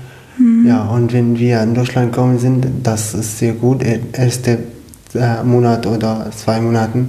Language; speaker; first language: German; non-native, learner; Arabic